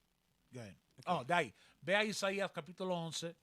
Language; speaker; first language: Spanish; early bilingual, heritage; Spanish